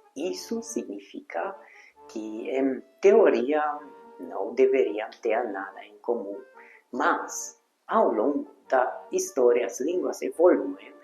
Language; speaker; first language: Portuguese; non-native, fluent; Hungarian